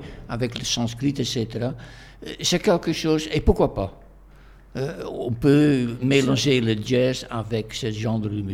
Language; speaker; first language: French; non-native, fluent; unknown